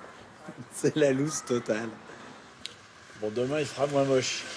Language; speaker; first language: French; native; French